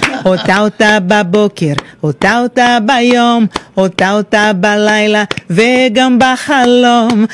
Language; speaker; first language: Hebrew; non-native, fluent; Portuguese